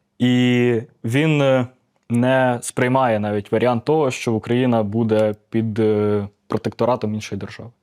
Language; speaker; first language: Ukrainian; native; Ukrainian